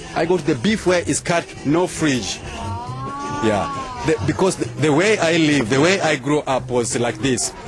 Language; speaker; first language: English; non-native, local second language; Luo (Kenya and Tanzania)